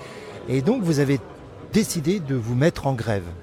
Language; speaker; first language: French; native; French